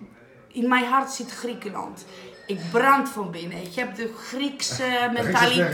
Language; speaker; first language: Dutch; non-native, fluent; Greek